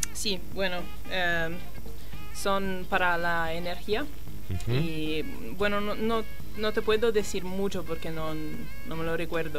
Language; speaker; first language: Spanish; non-native, learner; Italian